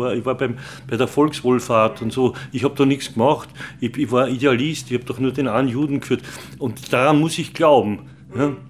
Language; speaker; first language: German; native; German